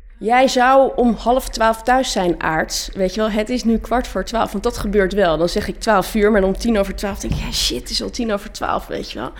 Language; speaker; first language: Dutch; native; Dutch